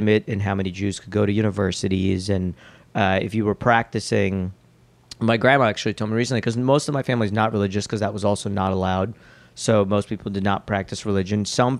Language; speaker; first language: English; early bilingual, other home language; Russian